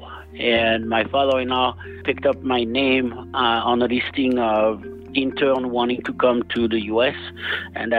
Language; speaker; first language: English; non-native, fluent; French